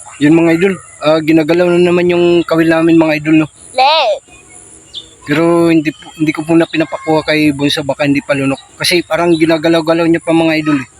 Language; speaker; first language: Filipino; native; Filipino